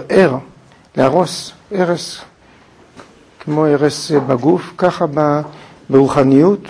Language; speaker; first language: Hebrew; native; Hebrew